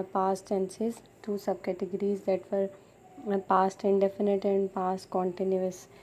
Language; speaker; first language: English; non-native, local second language; Urdu